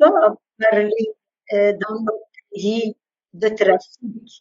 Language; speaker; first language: French; non-native, local second language; Arabic